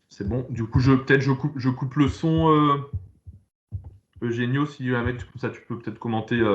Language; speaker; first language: French; native; French